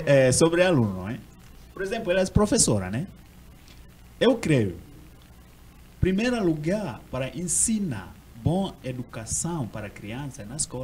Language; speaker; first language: Portuguese; non-native, learner; Swahili